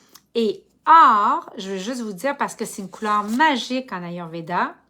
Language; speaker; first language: French; native; French